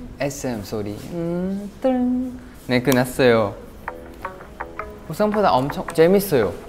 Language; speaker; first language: Korean; non-native, fluent; Thai